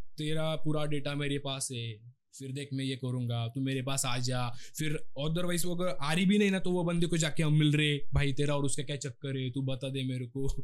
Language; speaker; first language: Hindi; non-native, local second language; Marathi